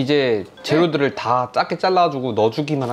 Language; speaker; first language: Korean; native; Korean